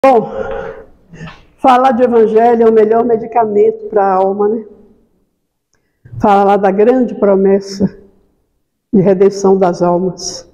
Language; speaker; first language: Portuguese; native; Portuguese